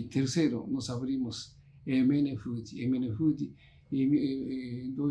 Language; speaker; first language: Portuguese; non-native, learner; Japanese